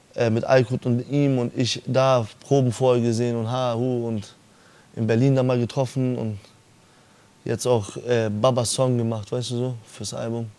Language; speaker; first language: German; early bilingual, other home language; Persian